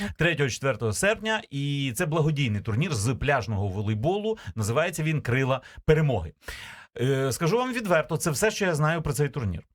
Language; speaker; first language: Ukrainian; native; Ukrainian